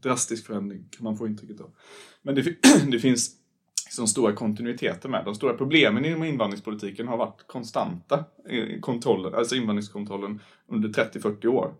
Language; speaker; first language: Swedish; native; Swedish